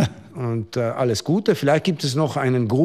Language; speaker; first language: German; native; German